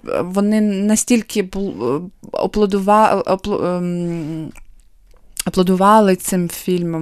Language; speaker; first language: Ukrainian; non-native, local second language; Russian